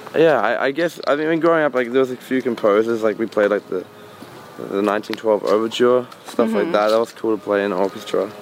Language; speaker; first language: English; native; English